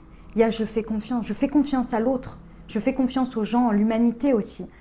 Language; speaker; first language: French; native; French